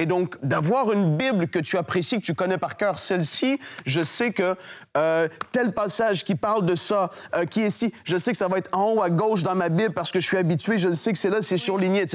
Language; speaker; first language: French; native; French